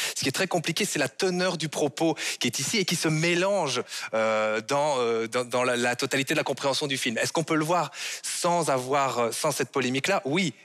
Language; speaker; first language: French; native; French